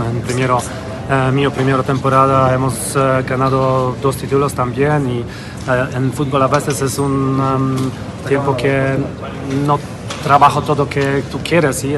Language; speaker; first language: Spanish; non-native, fluent; Polish